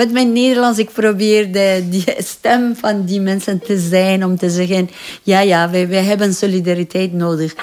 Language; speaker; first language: Dutch; non-native, fluent; Persian